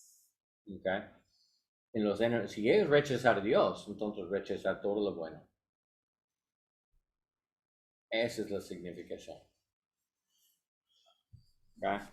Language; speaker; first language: Spanish; non-native, learner; English